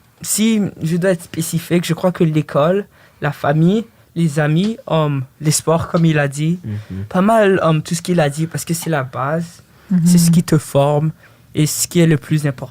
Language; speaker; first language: French; early bilingual, other home language; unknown